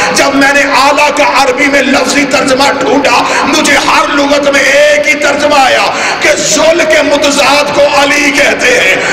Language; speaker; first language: Urdu; native; Urdu